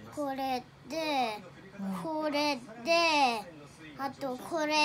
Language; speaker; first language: Japanese; non-native, learner; Filipino